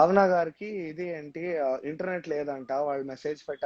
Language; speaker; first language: Telugu; native; Telugu